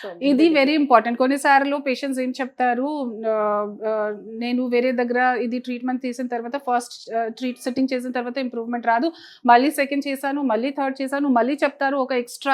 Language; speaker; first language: Telugu; non-native, fluent; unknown